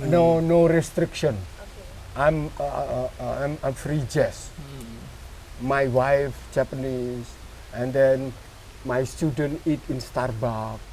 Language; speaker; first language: English; non-native, learner; Indonesian